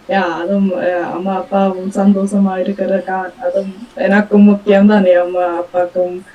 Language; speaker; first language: Tamil; early bilingual, heritage; Tamil